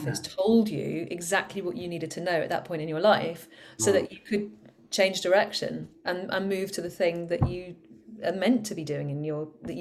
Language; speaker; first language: English; native; English